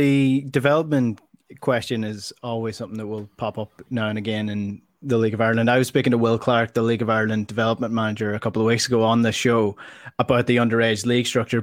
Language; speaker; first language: English; native; English